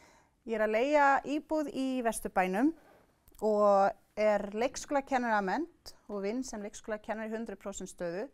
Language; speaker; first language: Icelandic; non-native, fluent; Swedish